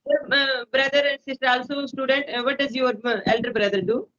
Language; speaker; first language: English; non-native, learner; Hindi